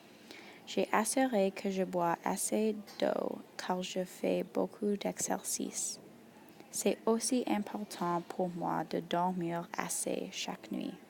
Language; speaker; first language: French; non-native, local second language; English